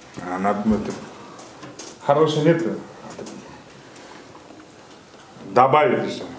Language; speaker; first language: Russian; non-native, learner; Kyrgyz